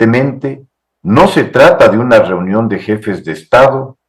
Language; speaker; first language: Spanish; native; Spanish